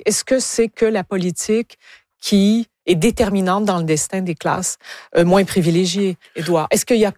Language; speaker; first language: French; native; French